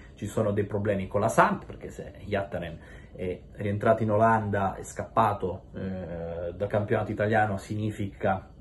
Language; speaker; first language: Italian; native; Italian